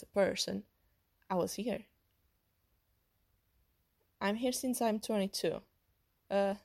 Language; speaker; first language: English; non-native, fluent; Portuguese